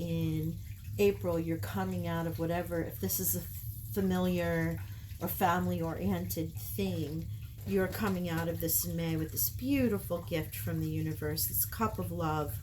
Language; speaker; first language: English; native; English